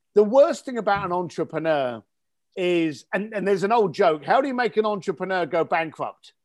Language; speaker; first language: English; native; English